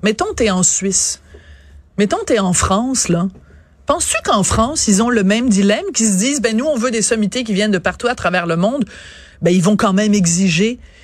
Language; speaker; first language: French; native; French